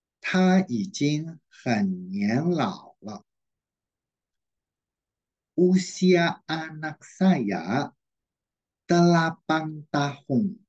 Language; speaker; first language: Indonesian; non-native, fluent; Chinese